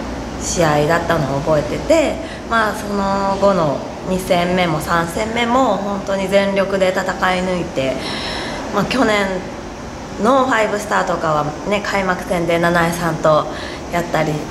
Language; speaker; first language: Japanese; native; Japanese